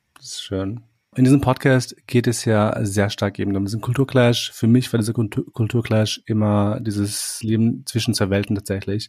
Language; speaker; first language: German; early bilingual, other home language; Albanian